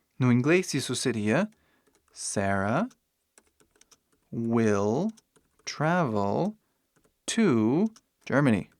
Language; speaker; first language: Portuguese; non-native, fluent; English